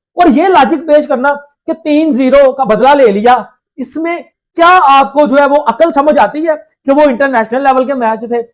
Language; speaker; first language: Urdu; non-native, local second language; Punjabi